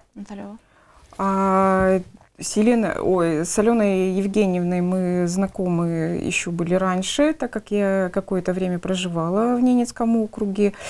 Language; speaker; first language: Russian; native; Russian